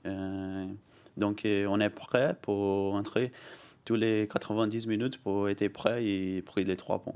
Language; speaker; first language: French; non-native, learner; Portuguese